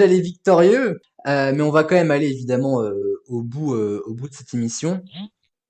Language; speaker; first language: French; native; French